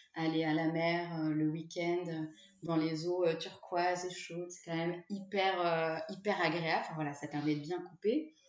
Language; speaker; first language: French; native; French